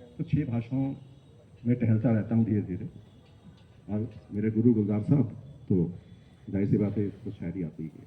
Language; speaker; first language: Hindi; non-native, local second language; Bangla